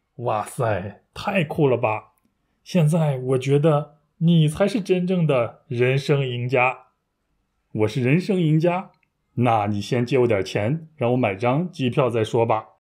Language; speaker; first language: Chinese; native; Chinese